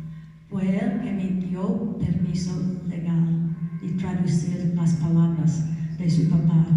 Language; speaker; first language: Spanish; non-native, learner; English